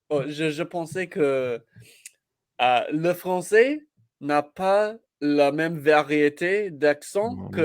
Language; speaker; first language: French; non-native, learner; English